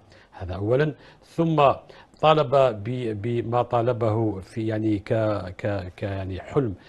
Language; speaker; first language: Arabic; native; Arabic